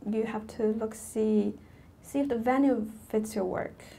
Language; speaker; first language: English; non-native, fluent; Chinese